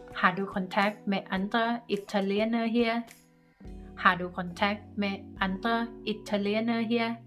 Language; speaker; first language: Danish; non-native, fluent; Thai